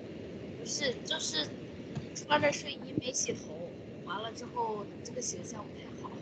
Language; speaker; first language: Chinese; native; Chinese